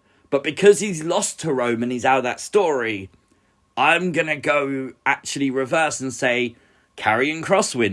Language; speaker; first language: English; native; English